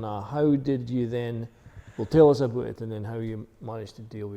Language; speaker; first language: English; native; English